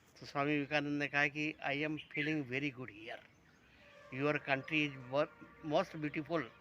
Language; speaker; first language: Hindi; native; Hindi